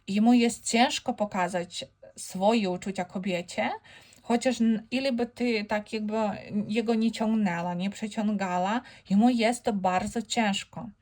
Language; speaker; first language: Polish; non-native, fluent; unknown